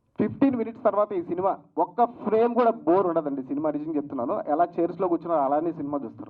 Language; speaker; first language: Telugu; native; Telugu